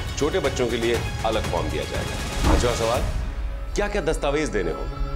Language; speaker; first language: Hindi; native; Hindi